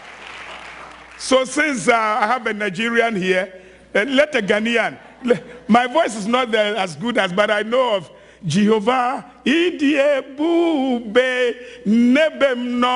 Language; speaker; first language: English; non-native, local second language; Akan